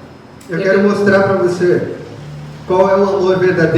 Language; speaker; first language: Portuguese; native; Portuguese